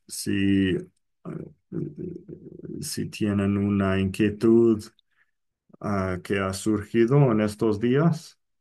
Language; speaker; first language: Spanish; non-native, fluent; English